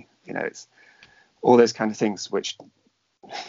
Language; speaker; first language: English; native; English